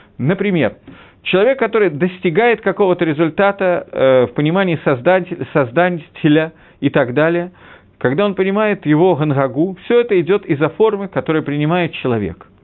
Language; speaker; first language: Russian; early bilingual, heritage; Russian